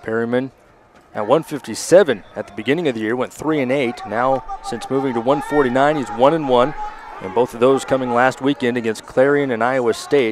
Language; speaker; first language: English; native; English